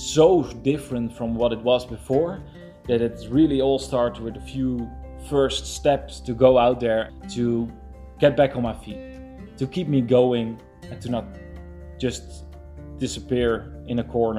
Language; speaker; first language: English; non-native, fluent; Dutch